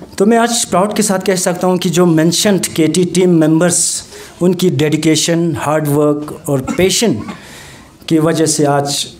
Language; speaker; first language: Hindi; non-native, local second language; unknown